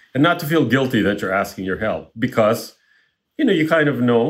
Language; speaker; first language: English; non-native, local second language; Filipino